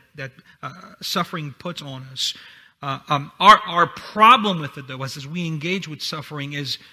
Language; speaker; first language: English; non-native, fluent; Spanish